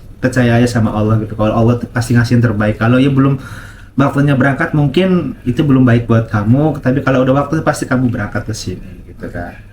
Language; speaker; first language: Indonesian; non-native, local second language; Sundanese